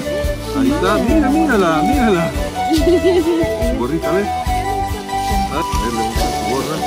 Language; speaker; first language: Spanish; native; Spanish